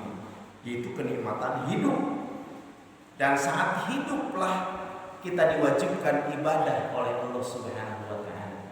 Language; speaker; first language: Indonesian; native; Indonesian